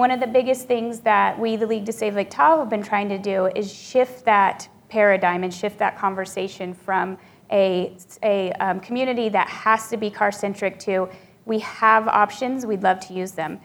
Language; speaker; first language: English; native; English